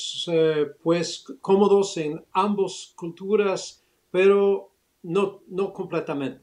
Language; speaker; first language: Spanish; early bilingual, other home language; English